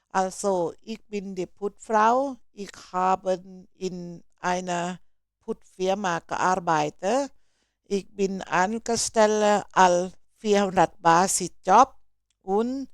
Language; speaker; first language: German; non-native, learner; Thai